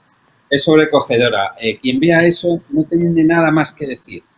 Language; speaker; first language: Spanish; native; Spanish